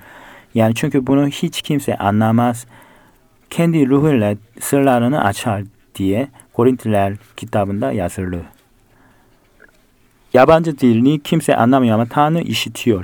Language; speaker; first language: Turkish; non-native, fluent; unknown